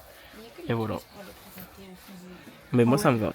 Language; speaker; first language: French; native; French